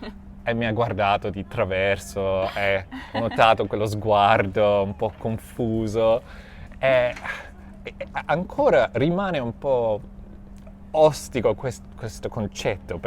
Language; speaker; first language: Italian; non-native, fluent; English